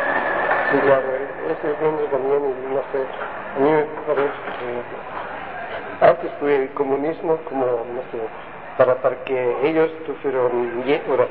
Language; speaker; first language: Spanish; non-native, learner; German